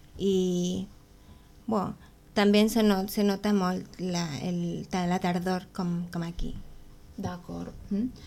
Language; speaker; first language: Catalan; non-native, learner; Spanish